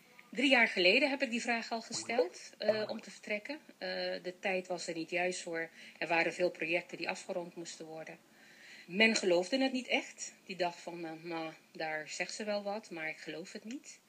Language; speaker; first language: Dutch; non-native, local second language; Papiamento